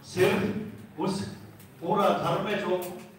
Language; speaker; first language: Hindi; non-native, local second language; Telugu